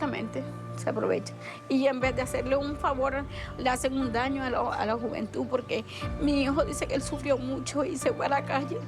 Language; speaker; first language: Spanish; native; Spanish